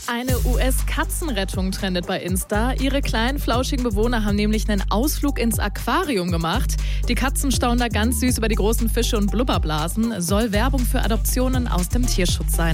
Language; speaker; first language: German; native; German